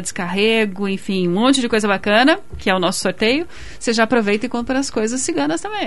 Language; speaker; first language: Portuguese; native; Portuguese